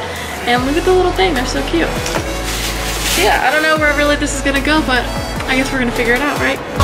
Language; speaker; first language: English; native; English